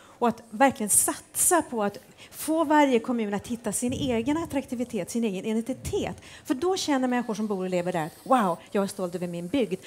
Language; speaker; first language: Swedish; native; Swedish